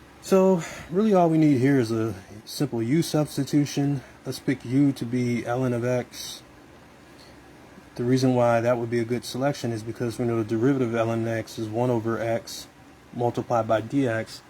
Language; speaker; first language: English; native; English